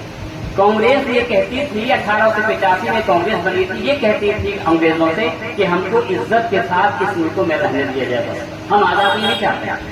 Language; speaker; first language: Urdu; native; Urdu